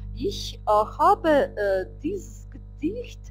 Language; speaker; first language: German; non-native, learner; Russian